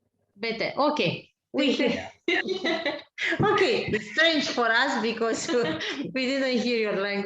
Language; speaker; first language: English; non-native, learner; Romanian